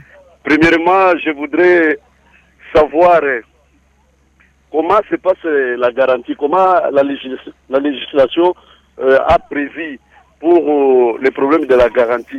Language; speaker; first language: French; non-native, local second language; Swahili